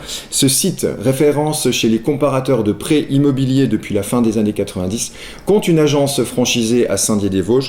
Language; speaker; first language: French; native; French